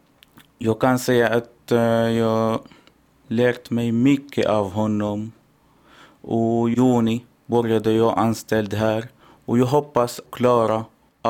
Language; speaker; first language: Swedish; non-native, learner; Arabic